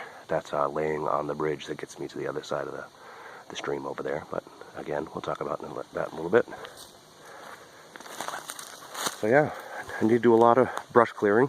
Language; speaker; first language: English; native; English